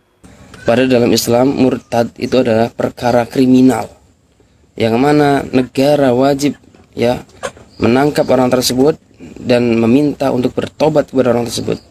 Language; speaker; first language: Indonesian; native; Indonesian